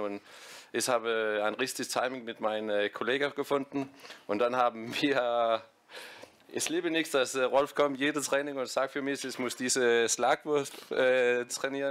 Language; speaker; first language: German; non-native, fluent; Danish